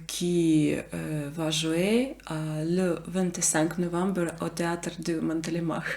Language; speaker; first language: French; non-native, learner; Ukrainian